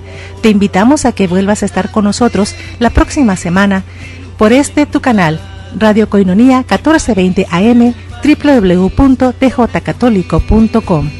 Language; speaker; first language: Spanish; native; Spanish